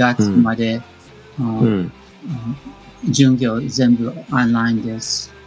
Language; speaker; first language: Japanese; non-native, learner; English